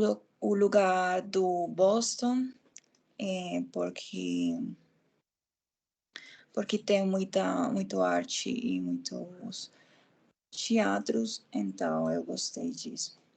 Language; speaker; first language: Portuguese; non-native, learner; Spanish